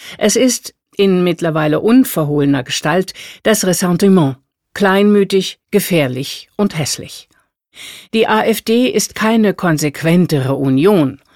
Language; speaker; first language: German; native; German